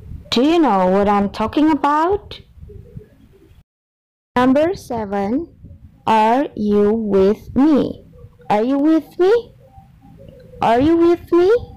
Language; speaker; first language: English; non-native, fluent; Indonesian